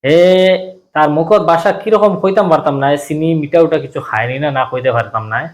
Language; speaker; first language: Bangla; native; Bangla